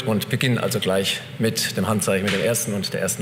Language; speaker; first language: German; native; German